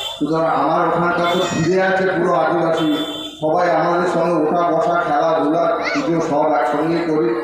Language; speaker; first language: Bangla; native; Bangla